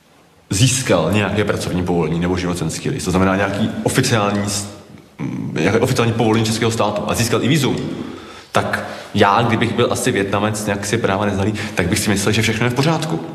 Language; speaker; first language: Czech; native; Czech